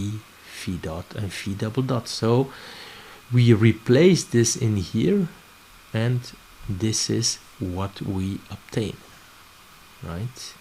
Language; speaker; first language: English; non-native, fluent; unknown